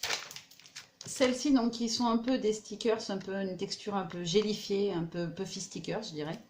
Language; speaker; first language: French; native; French